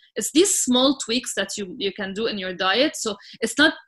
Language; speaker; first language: English; non-native, fluent; Arabic